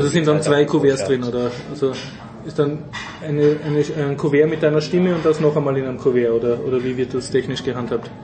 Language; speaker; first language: German; native; German